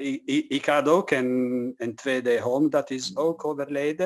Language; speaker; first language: Dutch; non-native, fluent; Italian